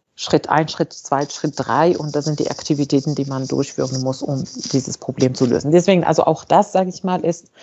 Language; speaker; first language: German; non-native, fluent; Arabic